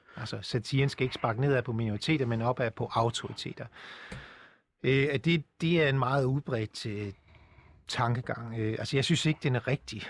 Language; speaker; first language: Danish; native; Danish